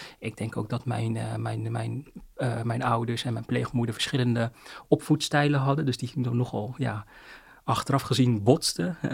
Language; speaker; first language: Dutch; early bilingual, other home language; Cantonese